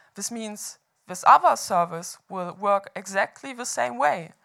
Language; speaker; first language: English; non-native, fluent; German